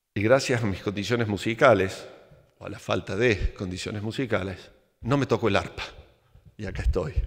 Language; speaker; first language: Spanish; native; Spanish